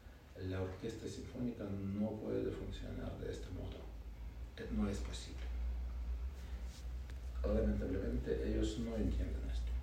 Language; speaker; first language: Spanish; non-native, learner; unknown